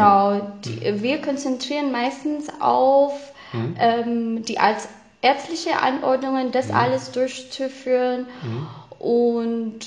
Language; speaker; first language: German; non-native, fluent; Filipino